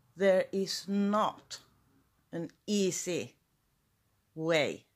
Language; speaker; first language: English; non-native, fluent; Swedish